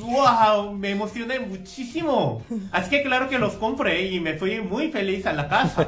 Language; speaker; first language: Spanish; non-native, fluent; Korean